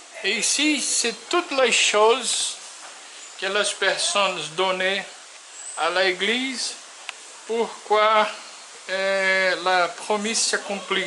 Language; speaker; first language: French; non-native, learner; Portuguese